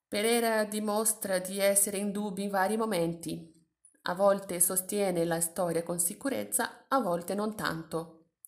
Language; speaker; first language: Italian; non-native, fluent; Portuguese